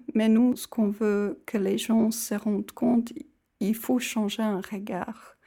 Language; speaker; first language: French; non-native, fluent; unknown